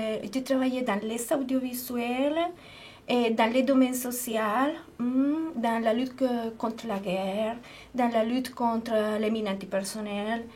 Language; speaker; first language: French; non-native, fluent; Spanish